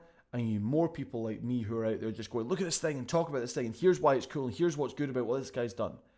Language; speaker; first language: English; native; English